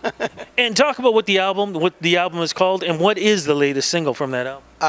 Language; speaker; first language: English; native; English